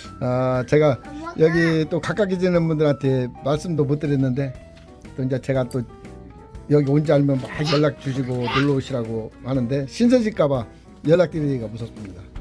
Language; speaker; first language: Korean; native; Korean